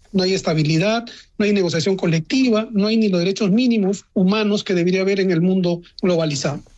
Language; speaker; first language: Spanish; native; Spanish